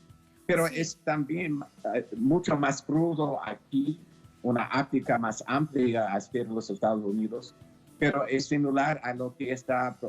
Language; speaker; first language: Spanish; non-native, fluent; English